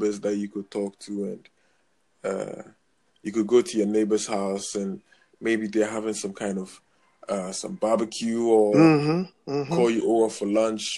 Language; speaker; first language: English; non-native, local second language; Akan